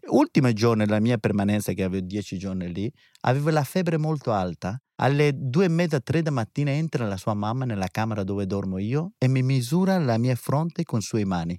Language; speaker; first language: Italian; non-native, fluent; Persian